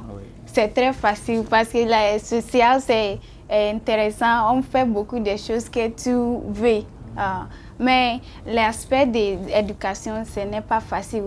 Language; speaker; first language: French; non-native, learner; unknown